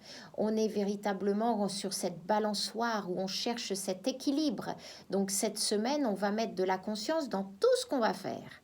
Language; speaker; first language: French; native; French